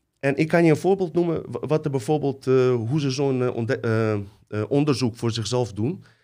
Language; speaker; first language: Dutch; early bilingual, other home language; Bosnian